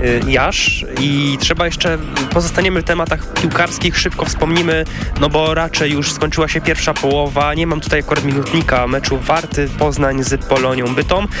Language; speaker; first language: Polish; native; Polish